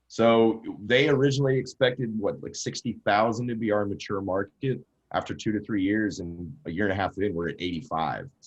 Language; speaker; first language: English; native; English